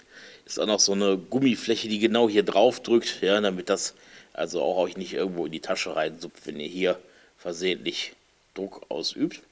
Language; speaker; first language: German; native; German